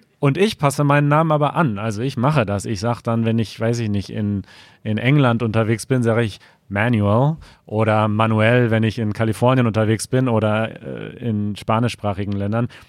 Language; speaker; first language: German; native; German